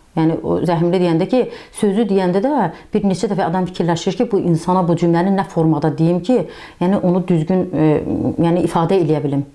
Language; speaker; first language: Azerbaijani; native; Azerbaijani